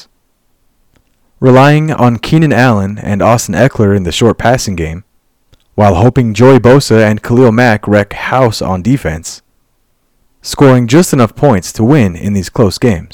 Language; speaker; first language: English; native; English